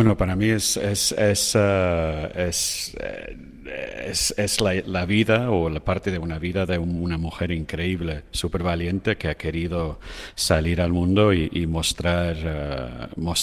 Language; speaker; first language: Spanish; non-native, fluent; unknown